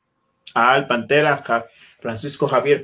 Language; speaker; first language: Spanish; native; Spanish